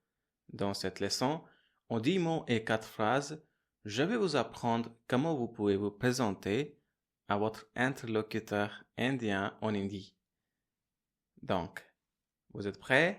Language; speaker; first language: French; non-native, fluent; Hindi